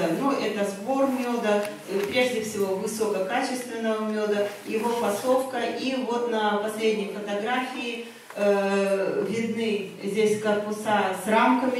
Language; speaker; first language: Russian; native; Russian